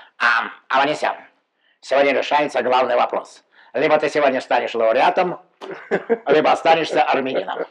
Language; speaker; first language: Russian; non-native, local second language; Armenian